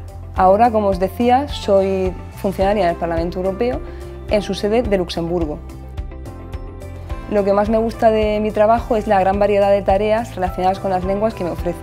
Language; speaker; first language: Spanish; native; Spanish